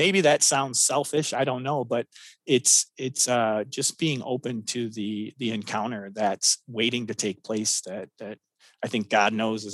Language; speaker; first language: English; native; English